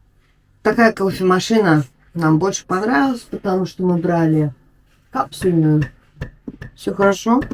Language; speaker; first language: Russian; native; Russian